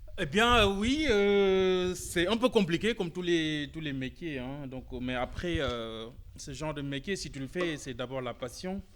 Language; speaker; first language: French; non-native, local second language; Wolof